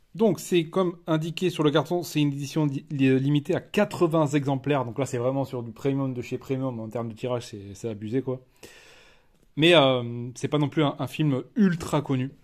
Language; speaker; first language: French; native; French